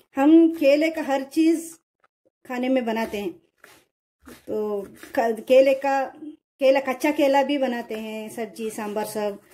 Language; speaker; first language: Hindi; non-native, local second language; Kannada